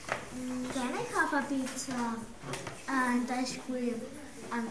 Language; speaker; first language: English; non-native, learner; Spanish